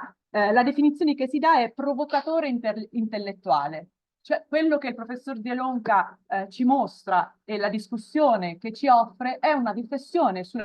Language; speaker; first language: Italian; native; Italian